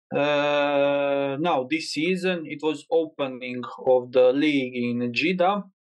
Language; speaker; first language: English; non-native, learner; Croatian